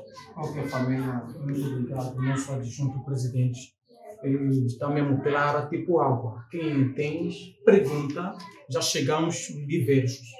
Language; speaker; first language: Portuguese; non-native, learner; Lingala